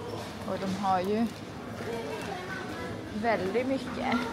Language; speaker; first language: Swedish; early bilingual, other home language; Arabic